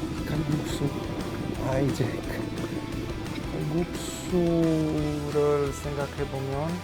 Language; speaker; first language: Korean; non-native, learner; Italian